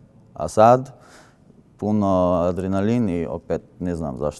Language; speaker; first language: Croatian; non-native, learner; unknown